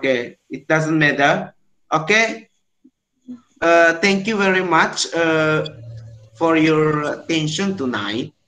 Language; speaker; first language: English; non-native, learner; Indonesian